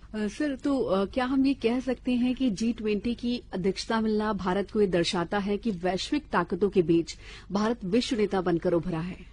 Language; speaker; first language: Hindi; native; Hindi